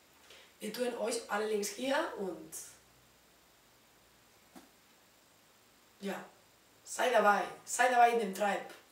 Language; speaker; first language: German; non-native, learner; Spanish